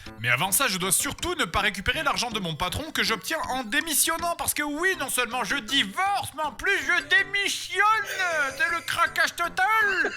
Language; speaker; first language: French; native; French